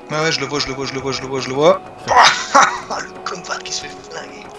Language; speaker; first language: French; native; French